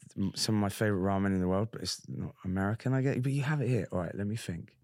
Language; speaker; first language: English; native; English